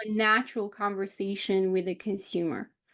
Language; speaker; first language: English; non-native, fluent; Romanian